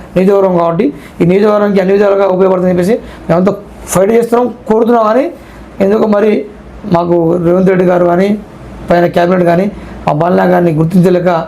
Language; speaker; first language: Telugu; non-native, local second language; Lambadi